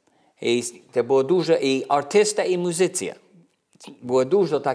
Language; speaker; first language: Polish; early bilingual, heritage; English